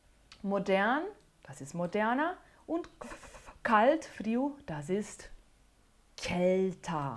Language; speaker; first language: German; non-native, fluent; Portuguese